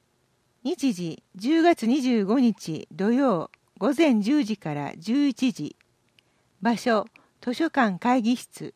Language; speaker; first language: Japanese; native; Japanese